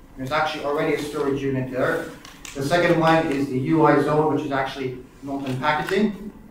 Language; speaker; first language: English; native; English